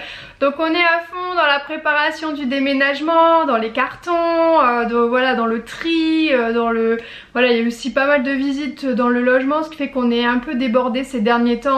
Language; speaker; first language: French; native; French